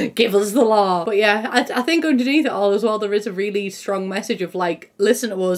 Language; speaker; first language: English; native; English